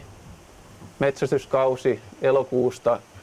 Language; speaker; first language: Finnish; native; Finnish